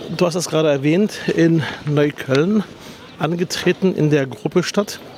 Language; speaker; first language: German; early bilingual, other home language; Arabic